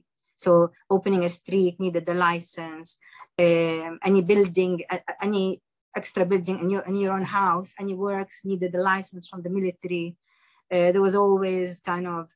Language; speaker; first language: English; non-native, fluent; Arabic